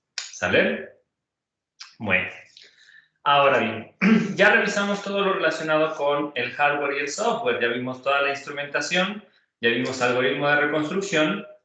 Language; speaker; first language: Spanish; native; Spanish